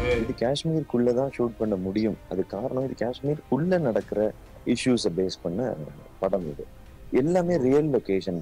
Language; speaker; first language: Tamil; native; Tamil